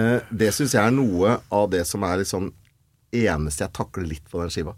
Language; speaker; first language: Norwegian; native; Norwegian